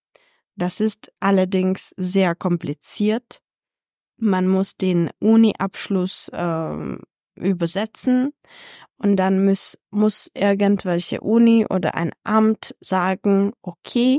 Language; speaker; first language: German; non-native, fluent; Czech